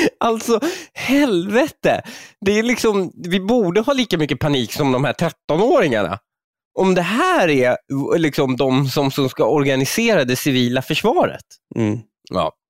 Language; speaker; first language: Swedish; early bilingual, other home language; Persian